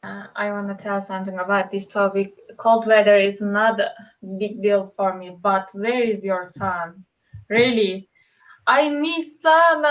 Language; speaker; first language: English; non-native, learner; Turkish